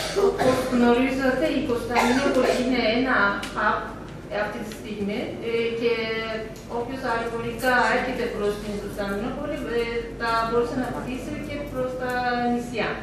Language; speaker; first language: Greek; non-native, learner; Turkish